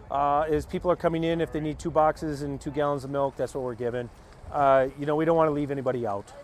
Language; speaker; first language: English; native; English